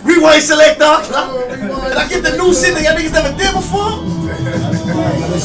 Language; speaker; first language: English; native; English